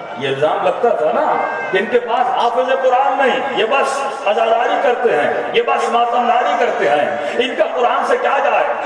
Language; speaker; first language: Urdu; non-native, local second language; Sindhi